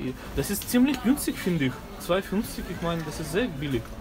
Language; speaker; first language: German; non-native, fluent; Russian